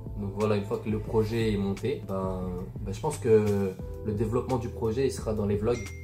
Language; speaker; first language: French; native; French